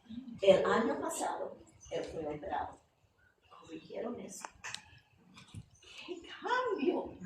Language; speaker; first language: Spanish; non-native, fluent; English